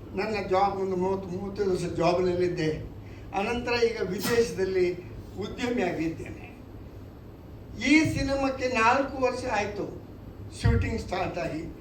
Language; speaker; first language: Kannada; non-native, local second language; Tulu